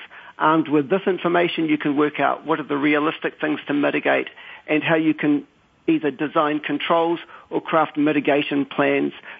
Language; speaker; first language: English; native; English